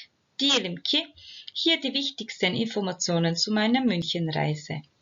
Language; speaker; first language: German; non-native, fluent; Turkish